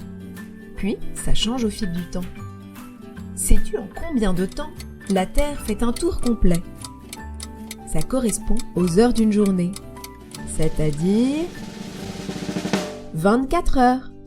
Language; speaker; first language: French; native; French